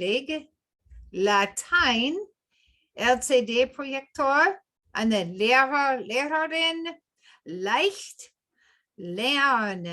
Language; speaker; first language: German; non-native, fluent; English